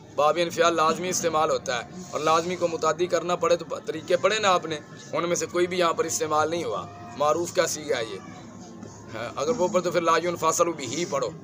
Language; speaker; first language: Urdu; non-native, local second language; Punjabi